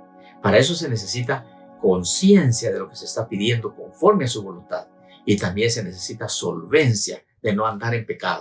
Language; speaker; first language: Spanish; native; Spanish